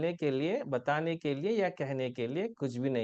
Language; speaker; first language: Hindi; non-native, local second language; Telugu